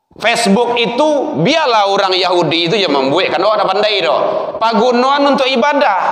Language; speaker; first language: Malay; non-native, local second language; Minangkabau